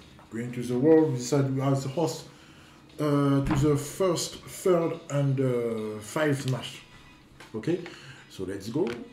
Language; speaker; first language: English; non-native, learner; French